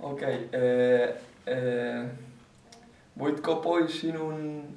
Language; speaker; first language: Finnish; non-native, learner; Spanish